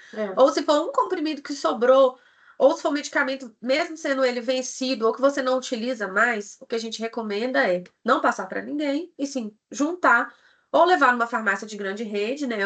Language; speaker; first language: Portuguese; native; Portuguese